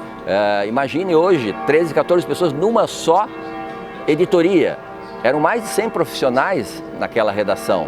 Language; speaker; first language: Portuguese; native; Portuguese